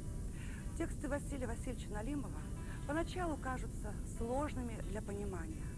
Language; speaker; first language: Russian; native; Russian